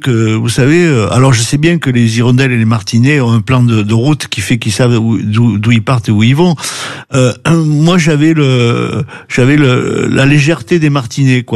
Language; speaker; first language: French; native; French